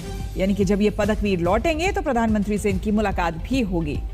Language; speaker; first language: Hindi; native; Hindi